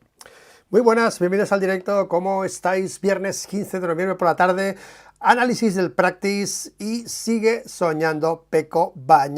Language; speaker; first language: Spanish; native; Spanish